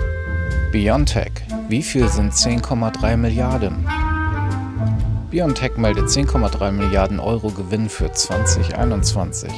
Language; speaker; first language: German; native; German